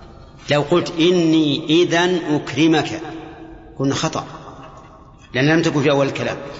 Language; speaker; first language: Arabic; native; Arabic